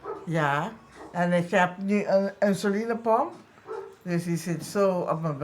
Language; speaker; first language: Dutch; non-native, local second language; Papiamento